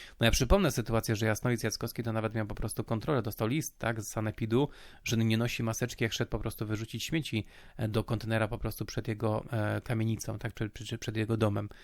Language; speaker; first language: Polish; native; Polish